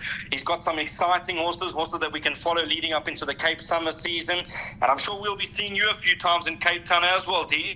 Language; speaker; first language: English; native; English